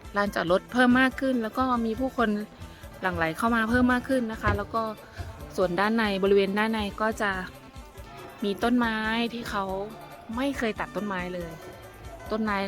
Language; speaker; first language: Thai; native; Thai